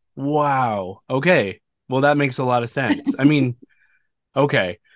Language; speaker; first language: English; native; English